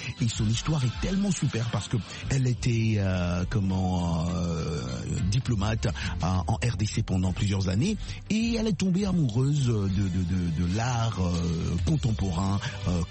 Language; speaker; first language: French; non-native, local second language; Lingala